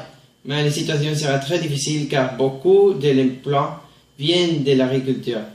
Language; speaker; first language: French; non-native, fluent; Spanish